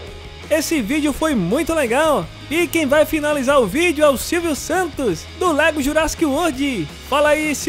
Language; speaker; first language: Portuguese; native; Portuguese